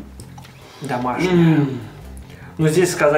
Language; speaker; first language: Russian; native; Russian